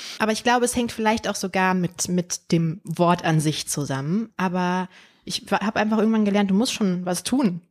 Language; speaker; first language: German; early bilingual, other home language; Polish